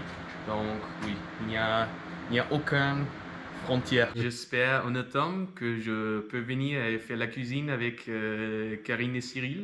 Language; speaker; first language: French; non-native, fluent; German